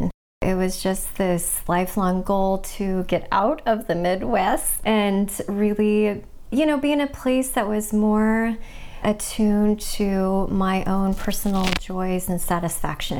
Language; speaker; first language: English; native; English